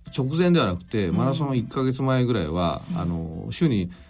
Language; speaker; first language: Japanese; native; Japanese